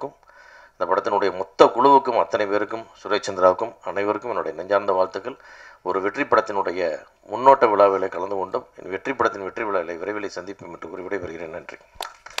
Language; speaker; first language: Tamil; native; Tamil